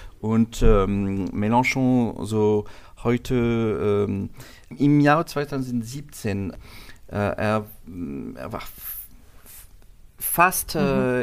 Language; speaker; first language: German; non-native, learner; French